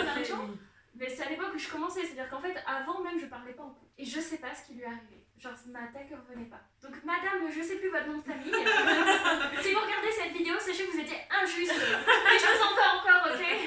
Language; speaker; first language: French; native; French